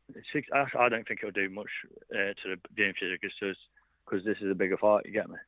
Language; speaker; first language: English; native; English